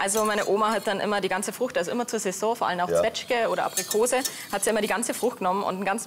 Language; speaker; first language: German; native; German